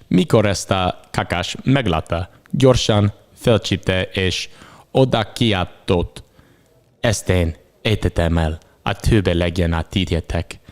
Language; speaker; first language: Hungarian; non-native, learner; English